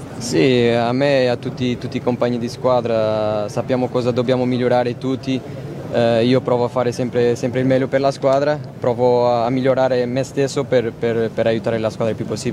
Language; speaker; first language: Italian; non-native, fluent; Portuguese